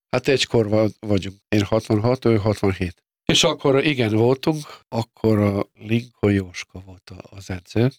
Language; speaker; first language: Hungarian; non-native, fluent; Serbian